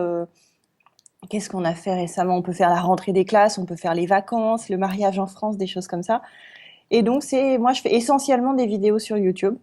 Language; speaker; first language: French; native; French